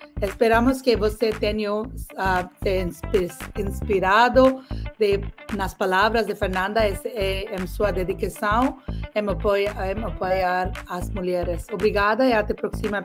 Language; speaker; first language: Portuguese; non-native, learner; English